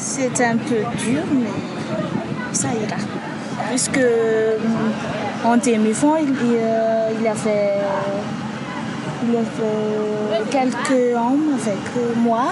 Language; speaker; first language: French; non-native, local second language; Malagasy